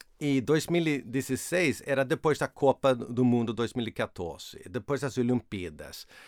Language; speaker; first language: Portuguese; non-native, fluent; Swedish